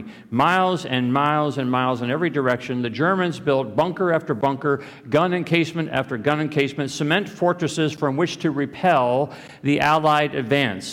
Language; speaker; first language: English; native; English